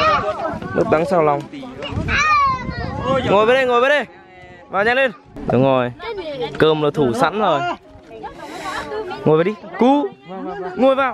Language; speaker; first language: Vietnamese; native; Vietnamese